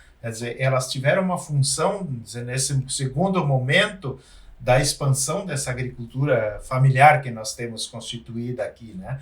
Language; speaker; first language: Portuguese; native; Portuguese